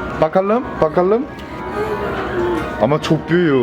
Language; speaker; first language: Turkish; non-native, learner; Korean